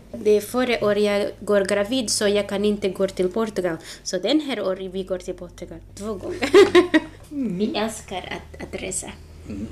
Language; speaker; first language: Swedish; non-native, learner; Portuguese